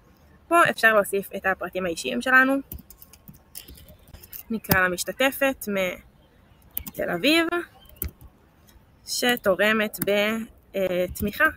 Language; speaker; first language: Hebrew; native; Hebrew